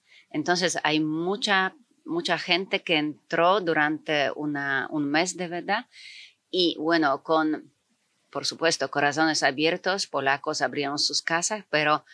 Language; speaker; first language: Spanish; non-native, fluent; Polish